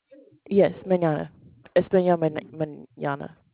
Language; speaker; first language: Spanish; non-native, learner; English